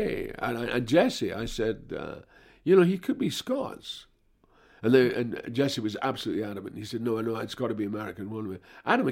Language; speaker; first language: English; native; English